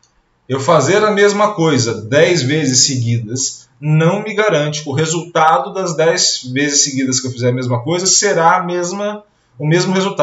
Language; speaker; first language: Portuguese; native; Portuguese